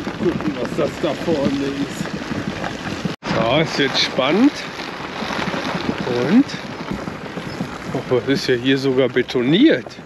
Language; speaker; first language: German; native; German